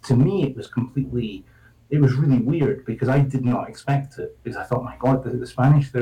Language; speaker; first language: English; native; English